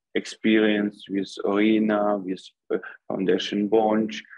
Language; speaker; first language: English; non-native, learner; Ukrainian